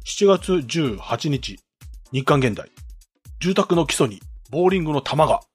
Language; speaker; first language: Japanese; native; Japanese